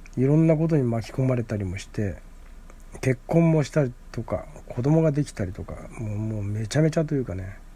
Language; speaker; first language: Japanese; native; Japanese